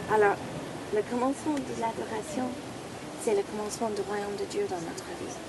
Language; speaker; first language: French; non-native, fluent; English